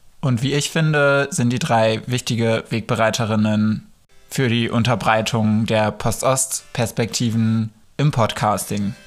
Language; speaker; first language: German; early bilingual, other home language; Polish